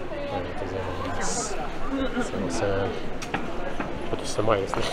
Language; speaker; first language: Japanese; non-native, learner; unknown